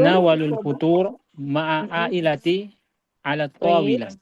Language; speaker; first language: Arabic; non-native, learner; Indonesian